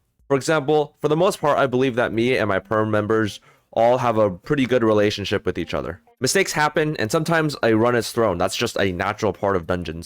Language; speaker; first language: English; native; English